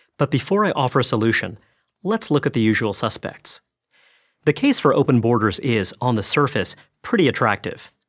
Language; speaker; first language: English; early bilingual, other home language; Bangla